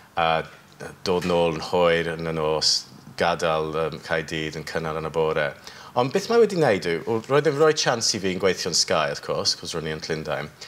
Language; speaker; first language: Welsh; non-native, learner; English